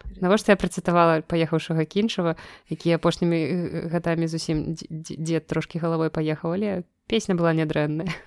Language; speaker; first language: Belarusian; non-native, local second language; Russian